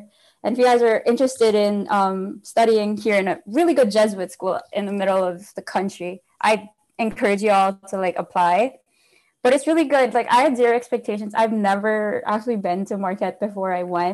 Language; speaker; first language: English; non-native, local second language; Filipino